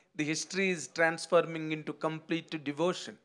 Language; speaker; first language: English; non-native, local second language; Telugu